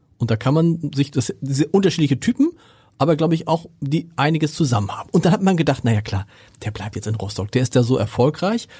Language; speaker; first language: German; native; German